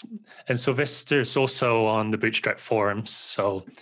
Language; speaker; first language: English; native; English